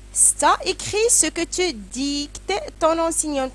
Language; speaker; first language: French; non-native, local second language; Arabic